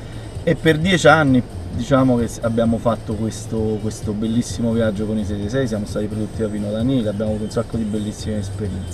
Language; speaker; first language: Italian; native; Italian